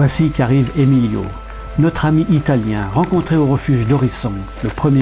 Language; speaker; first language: French; native; French